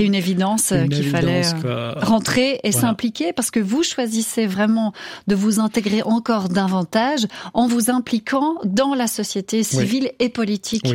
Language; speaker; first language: French; native; French